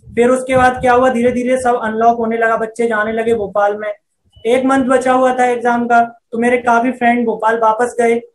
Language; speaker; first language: Hindi; native; Hindi